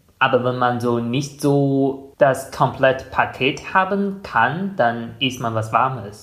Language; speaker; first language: German; non-native, fluent; Chinese